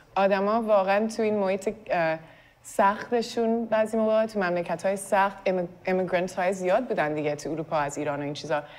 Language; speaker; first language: Persian; early bilingual, heritage; Persian